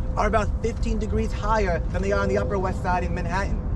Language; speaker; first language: English; native; English